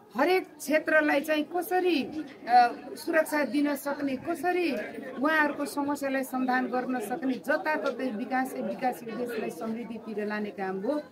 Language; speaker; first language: Nepali; non-native, local second language; Maithili